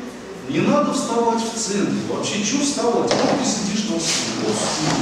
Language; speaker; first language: Russian; native; Russian